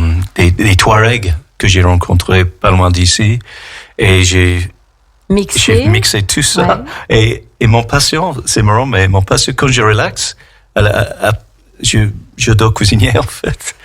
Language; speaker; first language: French; non-native, fluent; English